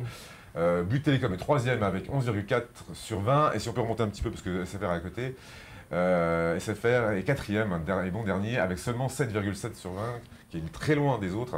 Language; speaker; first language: French; native; French